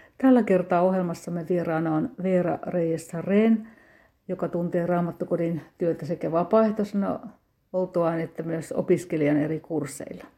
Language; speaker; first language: Finnish; native; Finnish